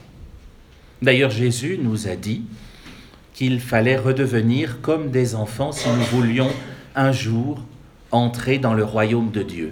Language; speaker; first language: French; native; French